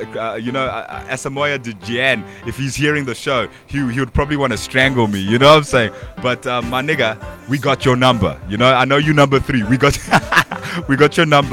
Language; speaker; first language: English; non-native, local second language; Bemba